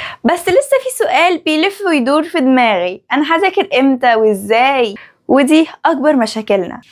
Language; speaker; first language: Arabic; native; Arabic